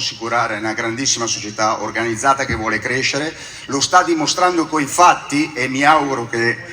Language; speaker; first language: Italian; native; Italian